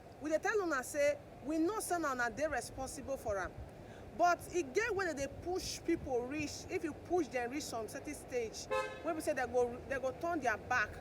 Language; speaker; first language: Nigerian Pidgin; non-native, local second language; Igbo